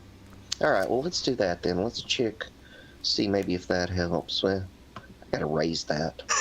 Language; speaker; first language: English; native; English